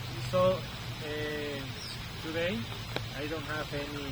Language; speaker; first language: English; non-native, learner; Spanish